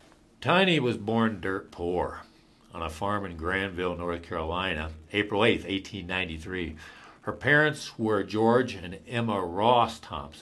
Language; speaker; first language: English; native; English